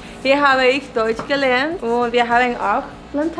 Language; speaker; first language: German; non-native, learner; Spanish